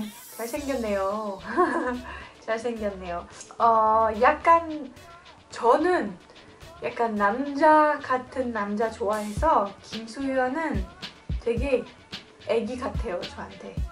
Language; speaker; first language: Korean; non-native, fluent; French